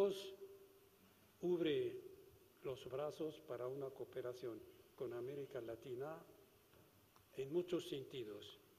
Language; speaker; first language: Spanish; non-native, fluent; Arabic